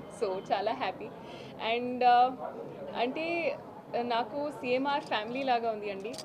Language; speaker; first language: Telugu; non-native, local second language; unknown